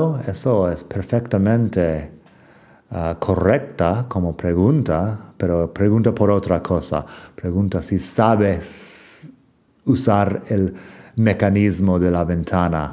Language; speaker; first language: Spanish; non-native, fluent; English